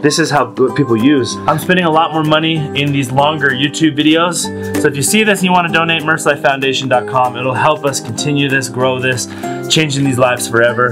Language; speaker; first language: English; native; English